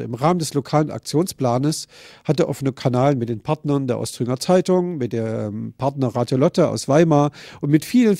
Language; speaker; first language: German; native; German